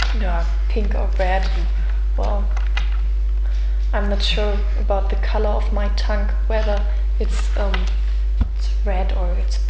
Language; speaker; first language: English; non-native, fluent; German